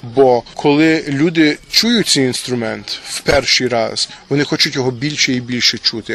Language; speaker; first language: Ukrainian; native; Ukrainian